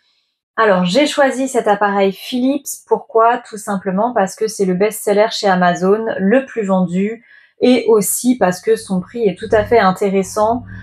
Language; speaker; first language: French; native; French